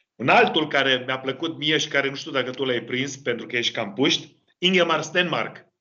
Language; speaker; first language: Romanian; native; Romanian